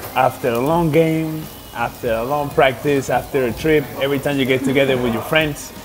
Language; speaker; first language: English; non-native, fluent; Spanish